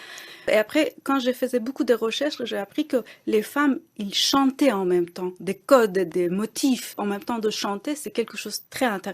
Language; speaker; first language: French; non-native, fluent; Persian